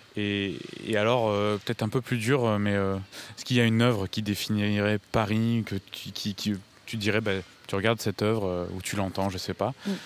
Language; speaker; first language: French; native; French